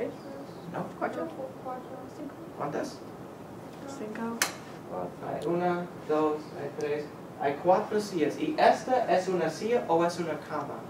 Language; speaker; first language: Spanish; non-native, fluent; English